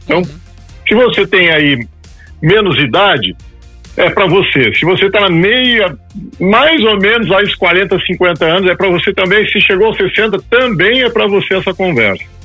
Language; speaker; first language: Portuguese; native; Portuguese